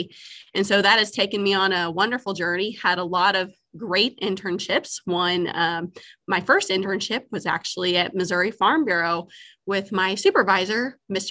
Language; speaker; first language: English; native; English